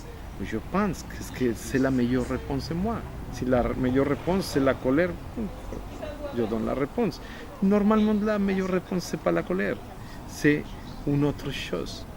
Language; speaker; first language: French; non-native, fluent; Spanish